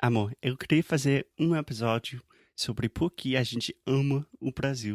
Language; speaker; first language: Portuguese; non-native, fluent; English